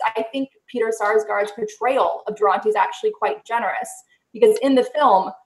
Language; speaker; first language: English; native; English